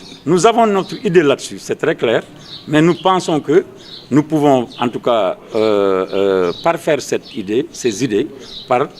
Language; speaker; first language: French; non-native, local second language; Wolof